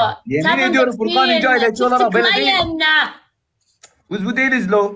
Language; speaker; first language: Turkish; native; Turkish